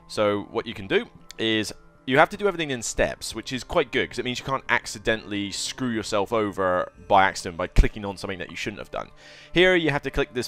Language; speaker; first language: English; native; English